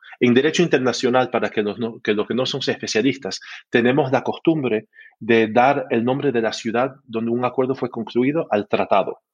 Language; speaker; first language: Spanish; early bilingual, heritage; Spanish